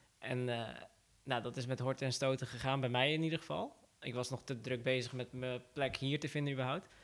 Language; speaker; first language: Dutch; early bilingual, other home language; Assyrian Neo-Aramaic